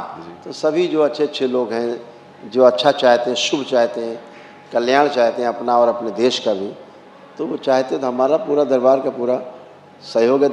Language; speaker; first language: Hindi; native; Hindi